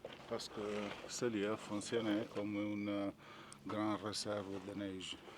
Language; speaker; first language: French; non-native, learner; Italian